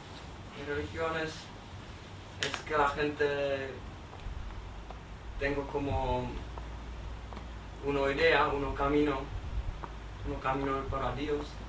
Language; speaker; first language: Spanish; non-native, learner; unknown